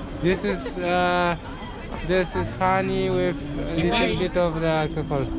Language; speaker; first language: English; non-native, learner; Polish